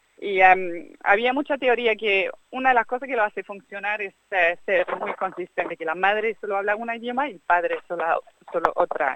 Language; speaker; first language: Spanish; non-native, fluent; German